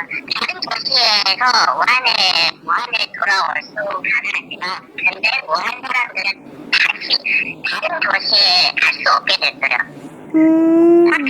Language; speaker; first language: Korean; non-native, fluent; Chinese